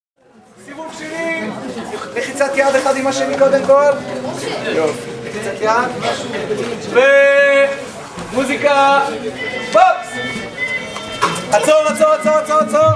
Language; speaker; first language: Hebrew; native; Hebrew